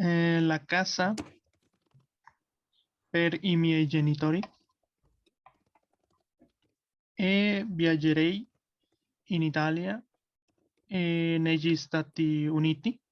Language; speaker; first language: Italian; non-native, learner; Spanish